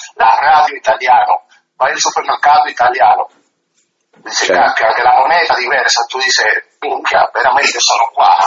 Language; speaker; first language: Italian; early bilingual, other home language; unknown